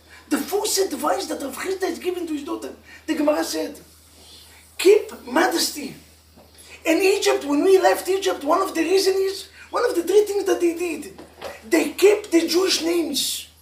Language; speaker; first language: English; non-native, fluent; Hebrew